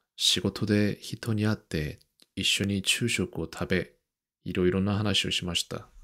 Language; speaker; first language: Japanese; non-native, learner; Korean